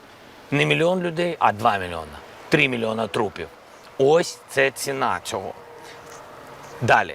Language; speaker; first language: Ukrainian; non-native, local second language; Russian